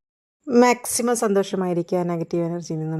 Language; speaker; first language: Malayalam; native; Malayalam